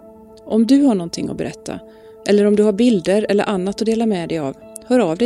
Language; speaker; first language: Swedish; native; Swedish